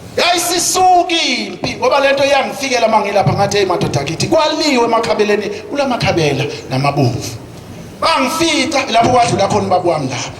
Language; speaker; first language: Zulu; native; Zulu